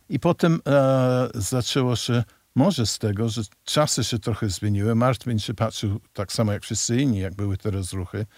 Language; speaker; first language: Polish; non-native, fluent; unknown